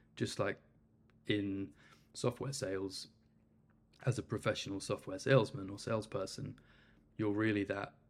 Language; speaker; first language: English; native; English